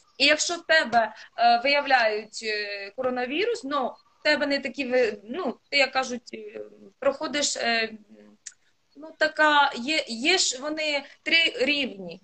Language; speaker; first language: Ukrainian; non-native, local second language; Russian